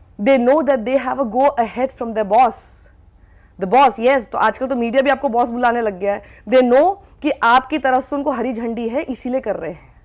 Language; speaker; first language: Hindi; native; Hindi